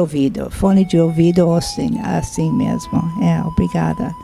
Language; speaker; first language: Portuguese; non-native, fluent; English